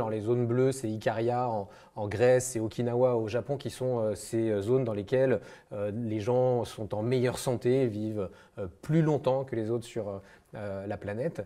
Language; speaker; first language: French; native; French